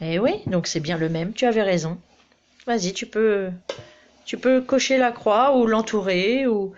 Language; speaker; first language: French; native; French